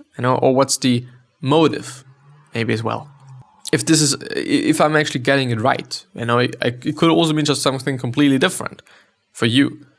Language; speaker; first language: English; non-native, fluent; German